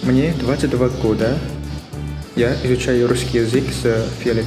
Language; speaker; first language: Russian; non-native, learner; Indonesian